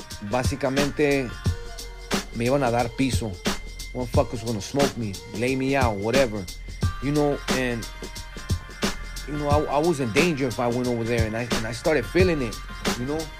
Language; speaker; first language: English; early bilingual, other home language; Spanish